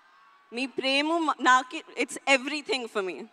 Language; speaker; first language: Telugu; non-native, learner; Hindi